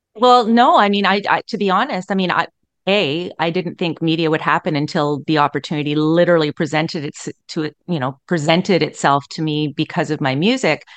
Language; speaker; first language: English; native; English